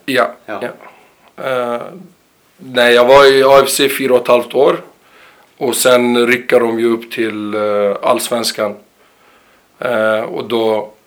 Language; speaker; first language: Swedish; early bilingual, other home language; Arabic